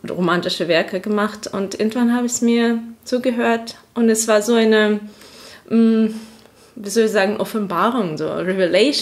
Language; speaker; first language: German; non-native, fluent; Azerbaijani